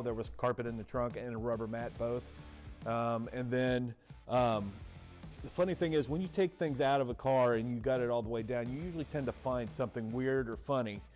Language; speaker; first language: English; native; English